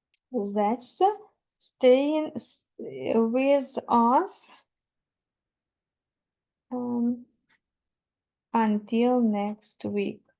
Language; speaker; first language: English; non-native, fluent; Ukrainian